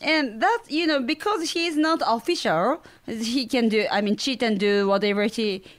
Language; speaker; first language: English; non-native, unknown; Japanese